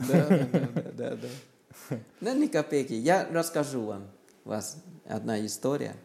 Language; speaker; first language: Russian; non-native, learner; Thai